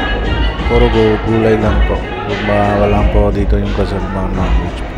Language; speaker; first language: Filipino; early bilingual, heritage; Filipino